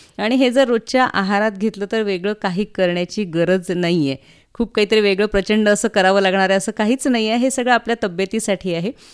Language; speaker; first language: Marathi; native; Marathi